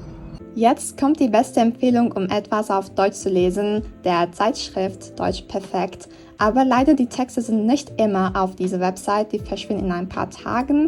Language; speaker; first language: German; non-native, fluent; Turkish